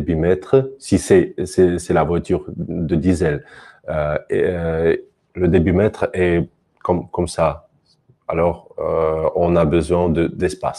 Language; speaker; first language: French; non-native, fluent; Russian